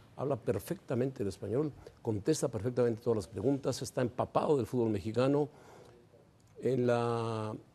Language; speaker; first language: Spanish; native; Spanish